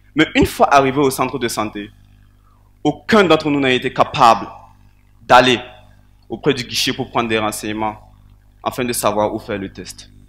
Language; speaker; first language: French; non-native, local second language; Mossi